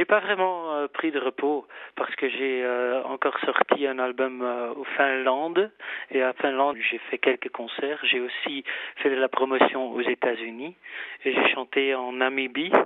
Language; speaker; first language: French; non-native, fluent; Dutch